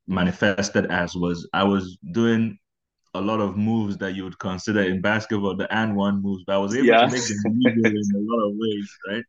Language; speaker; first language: English; non-native, local second language; Igbo